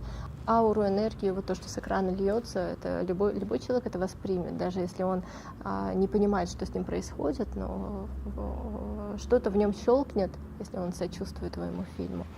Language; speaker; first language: Russian; non-native, local second language; Tajik